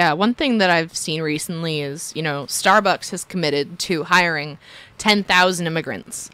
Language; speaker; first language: English; native; English